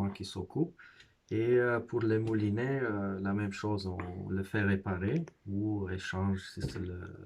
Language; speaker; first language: French; non-native, fluent; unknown